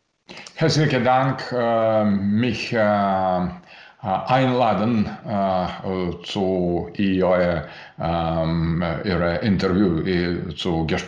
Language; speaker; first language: German; non-native, learner; Russian